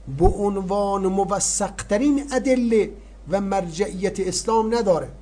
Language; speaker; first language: Persian; native; Persian